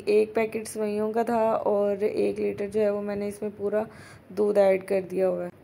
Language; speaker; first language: Urdu; native; Urdu